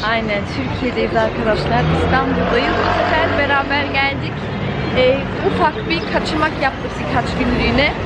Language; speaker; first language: Turkish; early bilingual, heritage; Turkish